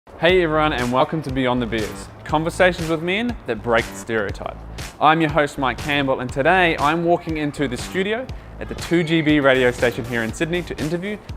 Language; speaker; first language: English; native; English